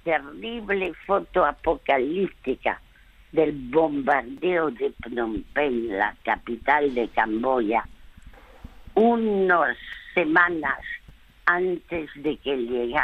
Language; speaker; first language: Spanish; early bilingual, other home language; French